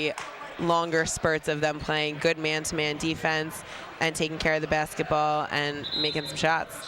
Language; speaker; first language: English; native; English